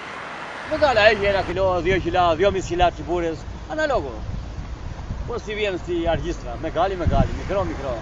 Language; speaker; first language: Greek; non-native, learner; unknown